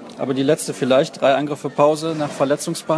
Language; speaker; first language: German; native; German